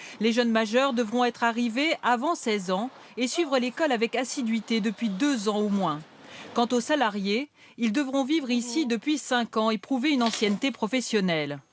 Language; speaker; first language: French; native; French